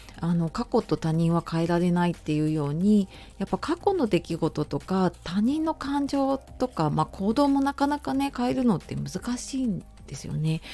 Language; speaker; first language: Japanese; native; Japanese